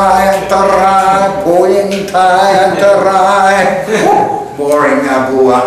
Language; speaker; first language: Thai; non-native, learner; English